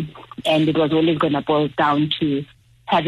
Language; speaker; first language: English; non-native, local second language; Xhosa